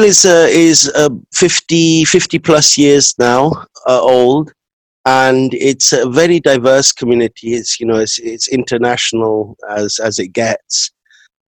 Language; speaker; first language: English; native; English